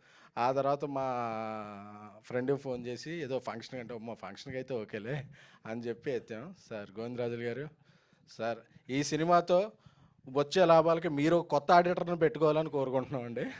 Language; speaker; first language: Telugu; native; Telugu